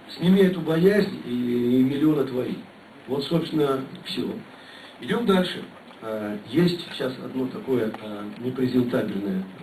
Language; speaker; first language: Russian; native; Russian